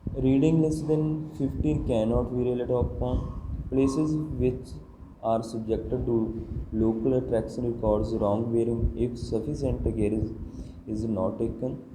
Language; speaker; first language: English; non-native, local second language; Punjabi